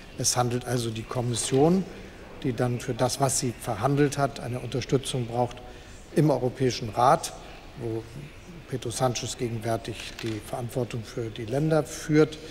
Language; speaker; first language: German; native; German